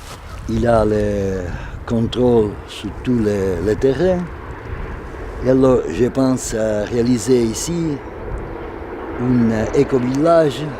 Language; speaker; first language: French; non-native, fluent; Italian